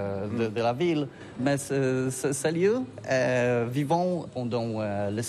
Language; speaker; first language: French; non-native, learner; Polish